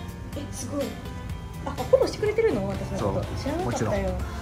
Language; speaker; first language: Japanese; native; Japanese